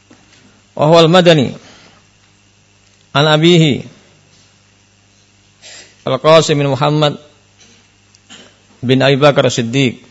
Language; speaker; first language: Arabic; non-native, fluent; Indonesian